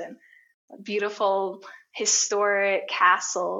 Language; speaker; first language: English; native; English